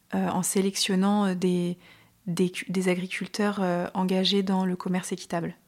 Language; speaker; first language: French; native; French